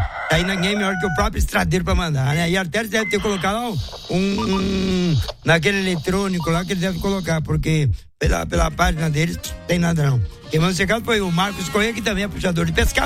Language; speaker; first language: Portuguese; native; Portuguese